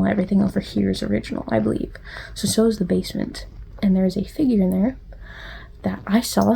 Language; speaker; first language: English; native; English